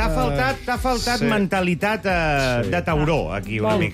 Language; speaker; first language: Catalan; native; Catalan